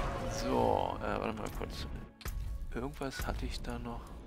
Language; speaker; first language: German; native; German